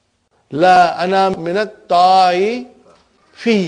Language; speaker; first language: Arabic; non-native, fluent; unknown